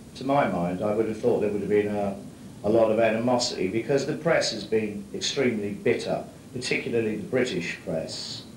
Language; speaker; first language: English; native; English